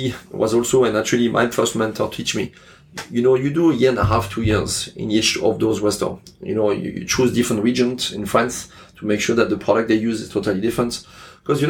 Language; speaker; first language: English; non-native, fluent; French